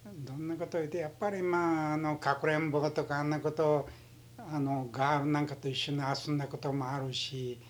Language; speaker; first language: Japanese; early bilingual, heritage; Japanese